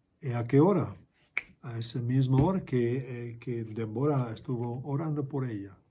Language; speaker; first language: Spanish; non-native, fluent; English